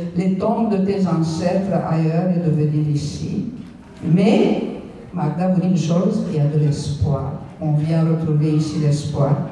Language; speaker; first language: French; non-native, fluent; Romanian